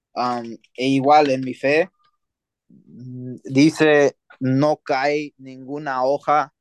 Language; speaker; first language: Spanish; early bilingual, heritage; Spanish